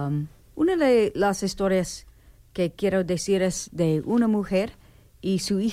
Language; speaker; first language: Spanish; non-native, learner; English